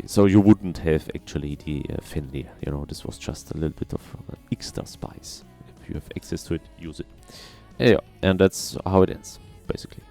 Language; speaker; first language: English; non-native, fluent; German